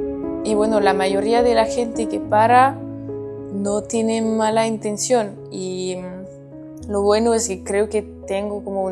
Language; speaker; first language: Spanish; non-native, fluent; French